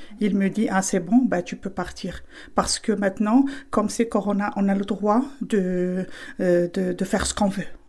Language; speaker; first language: French; non-native, fluent; Spanish